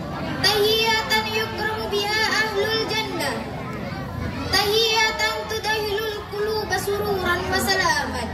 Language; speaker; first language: Arabic; non-native, learner; Indonesian